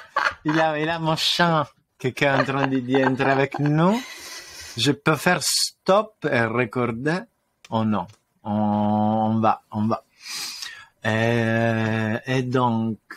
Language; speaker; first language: French; non-native, fluent; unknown